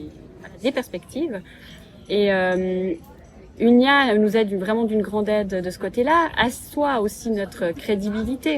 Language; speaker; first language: French; native; French